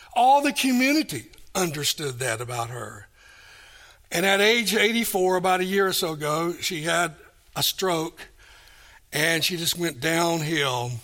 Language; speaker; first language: English; native; English